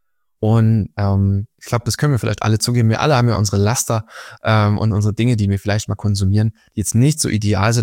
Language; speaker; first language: German; native; German